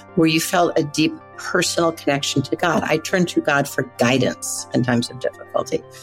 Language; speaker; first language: English; native; English